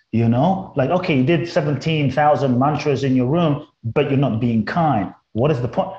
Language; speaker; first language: English; native; English